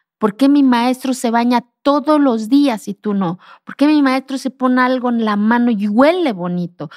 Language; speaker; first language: Spanish; non-native, local second language; Zapotec